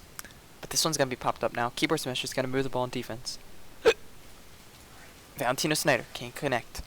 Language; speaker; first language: English; native; English